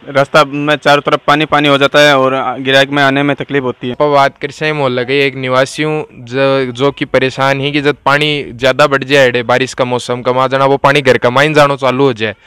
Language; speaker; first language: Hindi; native; Hindi